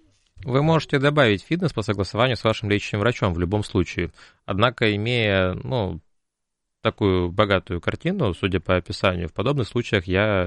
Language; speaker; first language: Russian; native; Russian